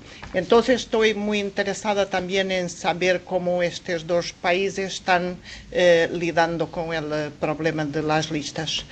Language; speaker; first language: Spanish; non-native, fluent; Portuguese